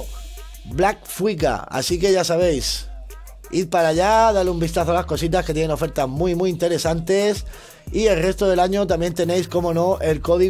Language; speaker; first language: Spanish; native; Spanish